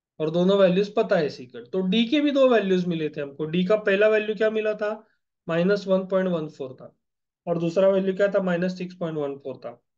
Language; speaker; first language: Hindi; non-native, local second language; Marathi